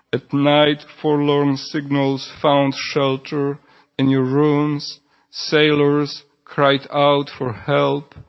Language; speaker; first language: English; non-native, fluent; Polish